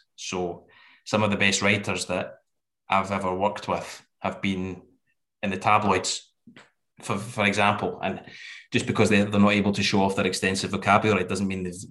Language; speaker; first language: English; native; English